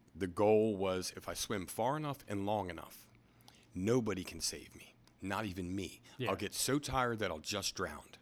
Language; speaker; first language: English; native; English